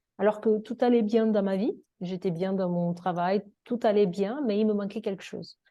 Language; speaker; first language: French; non-native, fluent; Portuguese